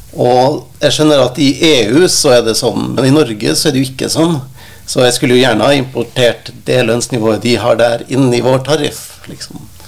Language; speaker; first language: Norwegian; native; Norwegian